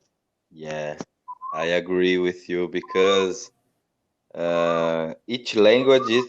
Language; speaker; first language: English; non-native, learner; Portuguese